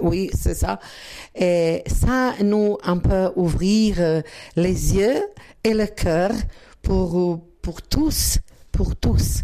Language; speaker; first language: French; non-native, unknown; Croatian